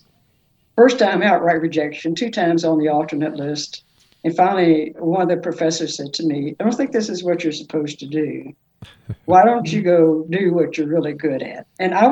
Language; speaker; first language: English; native; English